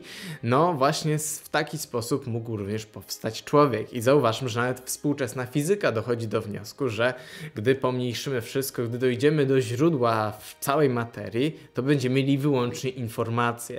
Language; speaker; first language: Polish; native; Polish